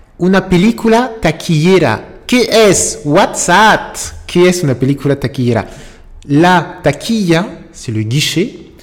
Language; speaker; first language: Spanish; non-native, fluent; French